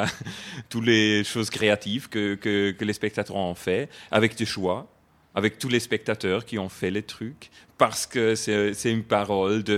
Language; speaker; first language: French; non-native, fluent; German